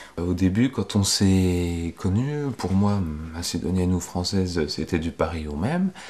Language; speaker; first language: French; native; French